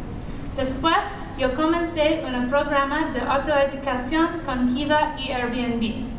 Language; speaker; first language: Spanish; non-native, learner; English